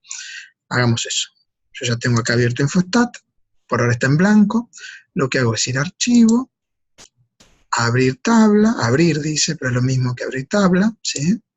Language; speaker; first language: Spanish; native; Spanish